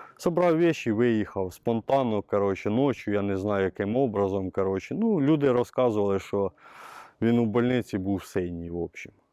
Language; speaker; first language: Ukrainian; native; Ukrainian